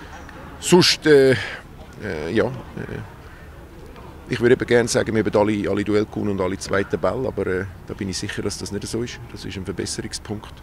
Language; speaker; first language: German; native; German